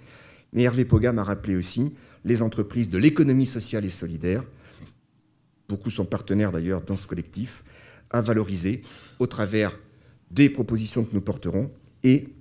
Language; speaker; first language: French; native; French